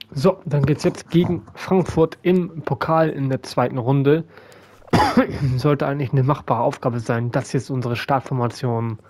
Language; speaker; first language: German; native; German